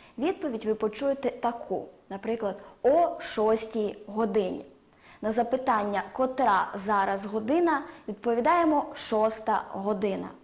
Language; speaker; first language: Ukrainian; native; Ukrainian